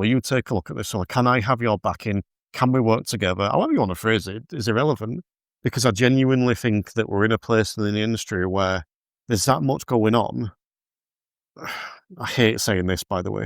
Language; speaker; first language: English; native; English